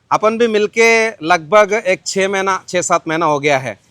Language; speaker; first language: Hindi; non-native, local second language; Telugu